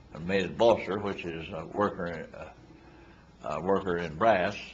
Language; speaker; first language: English; native; English